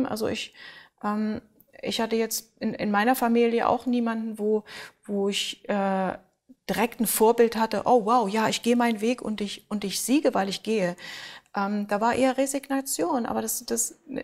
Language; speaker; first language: German; native; German